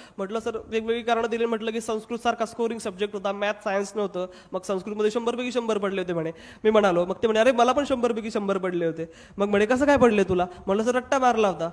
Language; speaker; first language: Marathi; non-native, local second language; Hindi